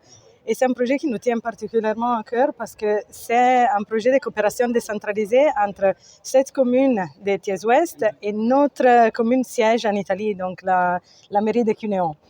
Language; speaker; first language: French; non-native, fluent; Italian